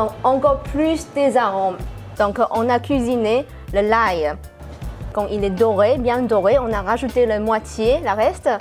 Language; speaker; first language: French; non-native, fluent; Chinese